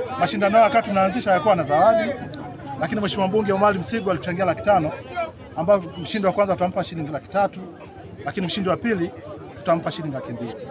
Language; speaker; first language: Swahili; native; Swahili